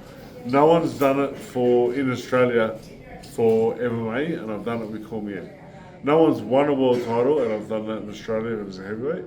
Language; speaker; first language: English; native; English